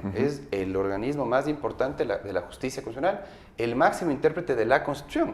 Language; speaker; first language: Spanish; native; Spanish